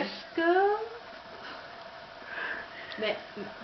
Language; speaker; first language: French; non-native, learner; Czech